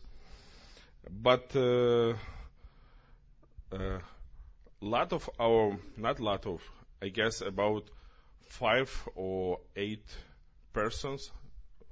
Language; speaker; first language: English; non-native, learner; Ukrainian